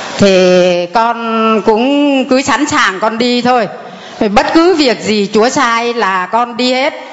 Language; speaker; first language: Vietnamese; non-native, local second language; Muong